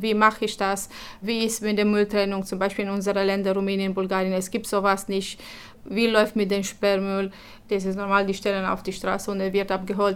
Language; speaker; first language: German; non-native, fluent; Romanian